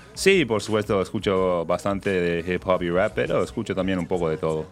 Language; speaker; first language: Spanish; early bilingual, heritage; Spanish